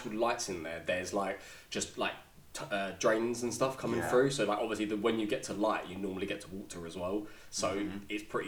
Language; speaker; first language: English; native; English